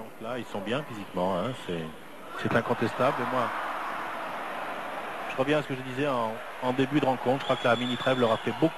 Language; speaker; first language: French; native; French